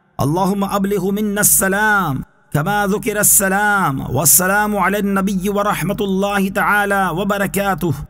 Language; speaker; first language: Arabic; non-native, fluent; Urdu